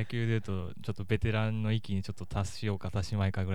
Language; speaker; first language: Japanese; native; Japanese